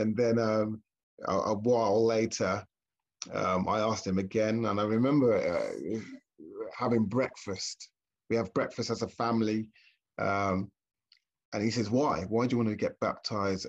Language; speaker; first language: English; native; English